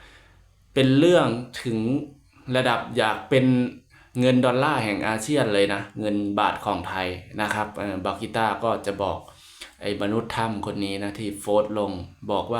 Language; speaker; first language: Thai; non-native, local second language; Lao